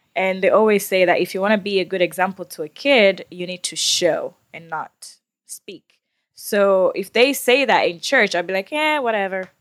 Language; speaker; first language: English; non-native, local second language; Swahili